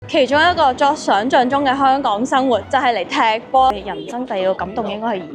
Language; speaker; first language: Cantonese; native; Cantonese